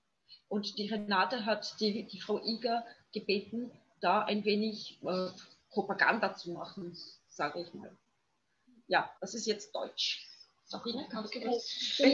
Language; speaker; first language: German; non-native, fluent; Polish